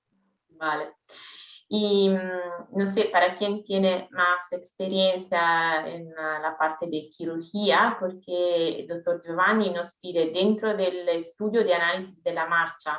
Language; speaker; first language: Spanish; non-native, fluent; Italian